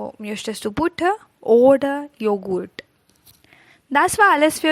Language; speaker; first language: German; non-native, fluent; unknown